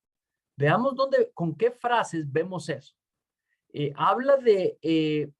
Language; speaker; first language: Spanish; native; Spanish